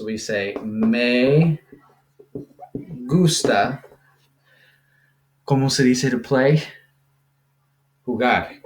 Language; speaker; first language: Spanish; non-native, fluent; English